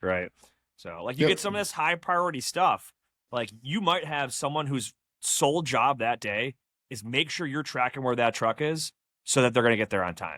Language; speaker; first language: English; native; English